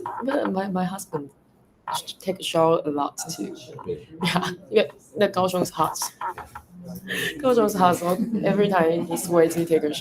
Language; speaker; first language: English; non-native, learner; Chinese